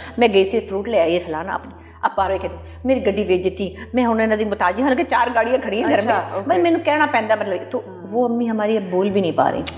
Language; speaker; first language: Urdu; native; Urdu